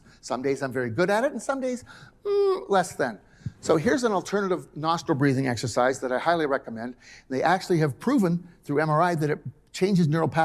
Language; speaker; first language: English; native; English